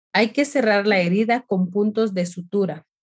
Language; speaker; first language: Spanish; non-native, fluent; English